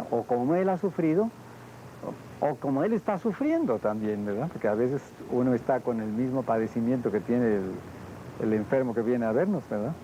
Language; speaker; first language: Spanish; native; Spanish